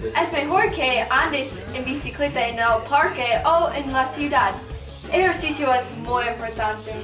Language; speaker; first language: Spanish; non-native, learner; English